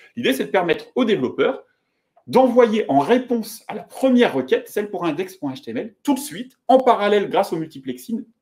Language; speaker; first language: French; native; French